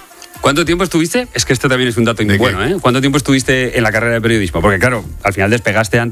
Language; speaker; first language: Spanish; native; Spanish